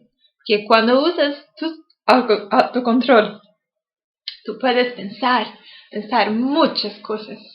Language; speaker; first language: Spanish; non-native, learner; English